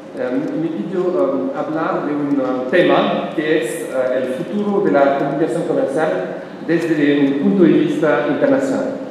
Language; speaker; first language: Spanish; non-native, learner; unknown